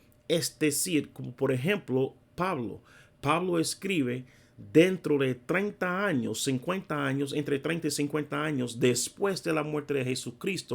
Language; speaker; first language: Spanish; non-native, fluent; English